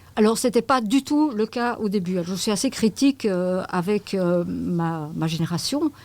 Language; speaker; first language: French; native; French